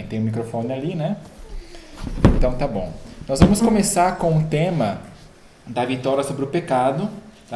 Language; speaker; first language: Portuguese; native; Portuguese